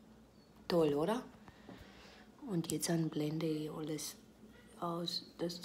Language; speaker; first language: German; non-native, fluent; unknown